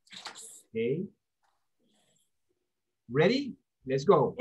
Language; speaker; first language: English; non-native, fluent; Spanish